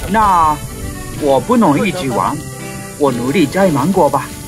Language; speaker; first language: Chinese; non-native, fluent; Japanese